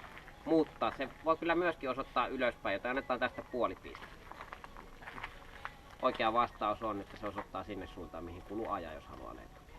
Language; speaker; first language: Finnish; native; Finnish